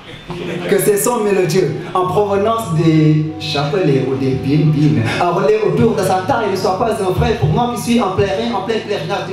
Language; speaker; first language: French; non-native, local second language; Wolof